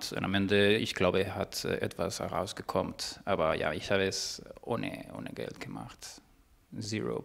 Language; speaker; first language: German; non-native, fluent; Spanish